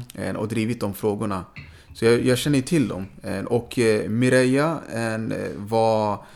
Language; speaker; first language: Swedish; native; Swedish